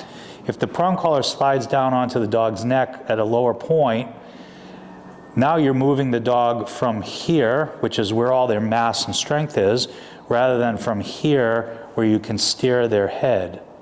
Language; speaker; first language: English; native; English